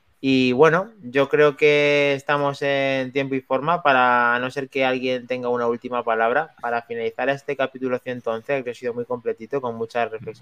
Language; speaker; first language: Spanish; native; Spanish